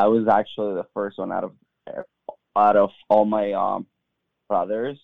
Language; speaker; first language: English; non-native, fluent; Spanish